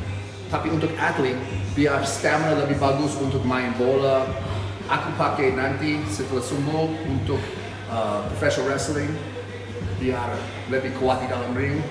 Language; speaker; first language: Indonesian; non-native, fluent; English